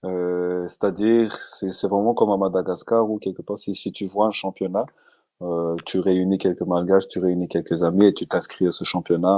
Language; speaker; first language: French; non-native, local second language; Malagasy